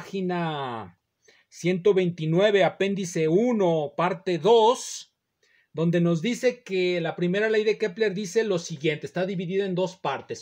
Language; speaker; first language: Spanish; native; Spanish